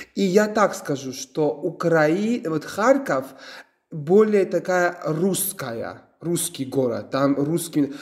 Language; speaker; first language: Russian; non-native, local second language; Georgian